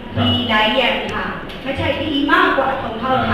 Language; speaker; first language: Thai; non-native, learner; Burmese